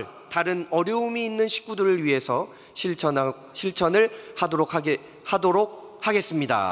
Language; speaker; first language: Korean; native; Korean